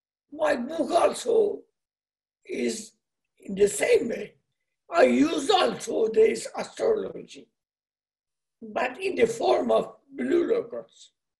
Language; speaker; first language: English; non-native, learner; Persian